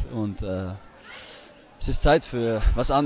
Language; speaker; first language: German; non-native, fluent; Dutch